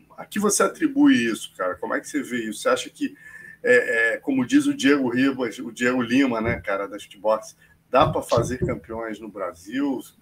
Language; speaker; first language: Portuguese; native; Portuguese